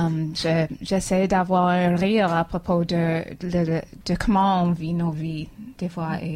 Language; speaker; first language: French; non-native, fluent; English